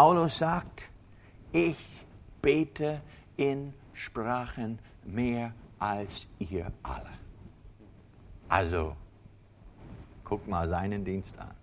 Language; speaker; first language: German; non-native, fluent; English